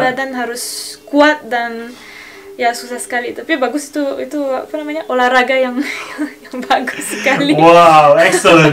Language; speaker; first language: Indonesian; non-native, learner; French